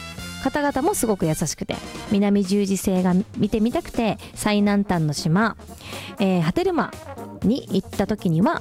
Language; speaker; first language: Japanese; native; Japanese